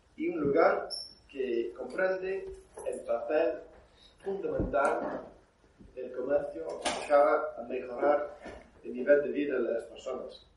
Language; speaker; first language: Spanish; non-native, fluent; English